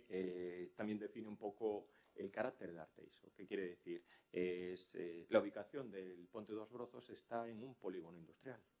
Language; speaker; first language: Spanish; native; Spanish